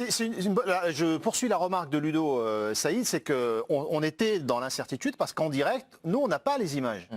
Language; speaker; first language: French; native; French